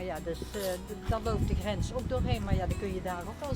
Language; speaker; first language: Dutch; native; Dutch